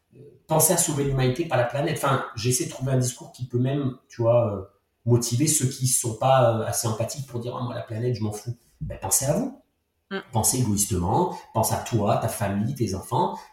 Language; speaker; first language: French; native; French